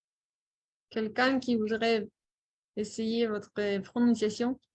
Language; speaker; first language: French; non-native, fluent; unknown